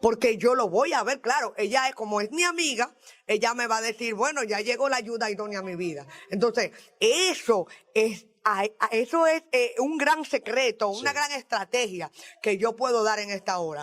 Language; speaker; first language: Spanish; native; Spanish